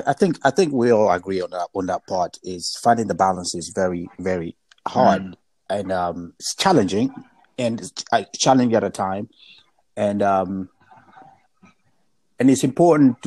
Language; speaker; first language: English; non-native, local second language; Swahili